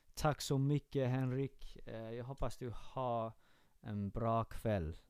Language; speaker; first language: Swedish; non-native, learner; English